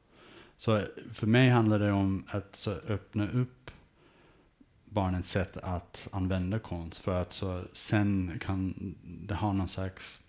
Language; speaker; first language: Swedish; early bilingual, heritage; English